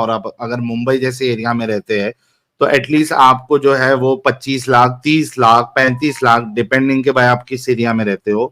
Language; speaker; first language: Hindi; native; Hindi